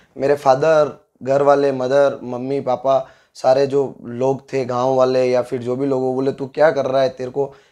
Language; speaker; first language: Hindi; native; Hindi